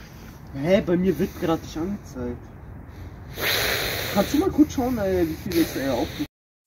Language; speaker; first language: German; early bilingual, other home language; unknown